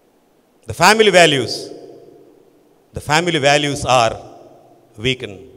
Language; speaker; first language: English; non-native, local second language; Konkani